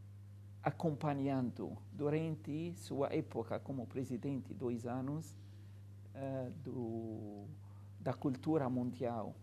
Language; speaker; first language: Portuguese; non-native, fluent; Arabic